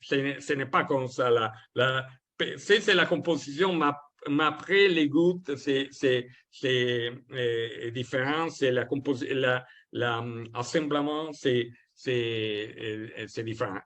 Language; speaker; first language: French; non-native, learner; Italian